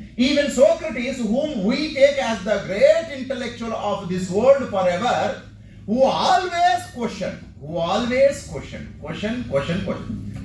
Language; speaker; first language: English; non-native, local second language; Telugu